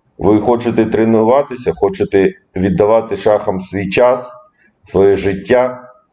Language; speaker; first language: Ukrainian; non-native, local second language; Russian